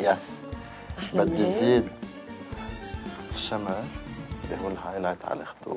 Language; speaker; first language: Arabic; native; Arabic